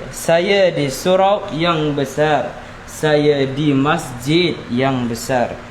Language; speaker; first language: Malay; native; Malay